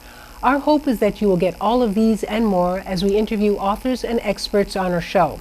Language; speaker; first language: English; native; English